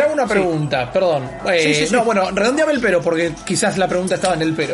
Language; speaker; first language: Spanish; native; Spanish